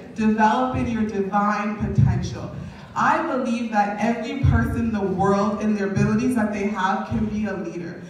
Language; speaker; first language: English; native; English